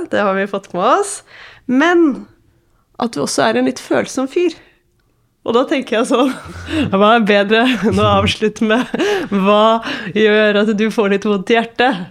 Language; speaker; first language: Norwegian; native; Norwegian